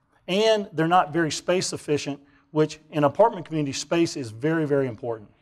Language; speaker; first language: English; native; English